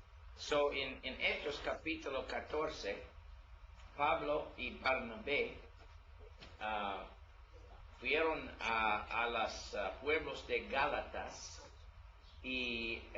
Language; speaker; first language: Spanish; non-native, learner; English